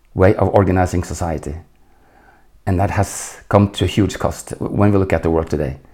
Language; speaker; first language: English; non-native, fluent; Norwegian